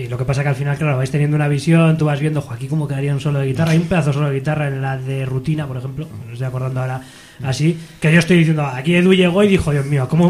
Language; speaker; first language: Spanish; native; Spanish